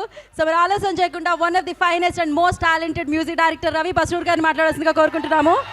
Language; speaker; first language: Telugu; native; Telugu